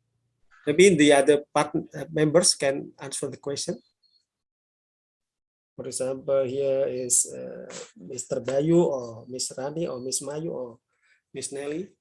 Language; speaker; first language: English; non-native, learner; Indonesian